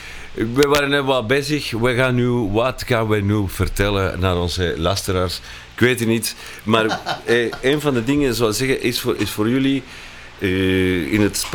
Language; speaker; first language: Dutch; non-native, fluent; Spanish